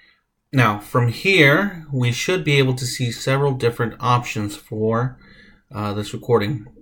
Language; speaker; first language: English; native; English